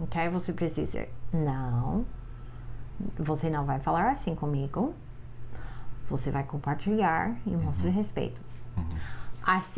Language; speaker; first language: Portuguese; non-native, fluent; English